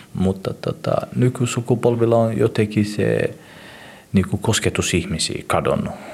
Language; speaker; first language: Finnish; early bilingual, other home language; Somali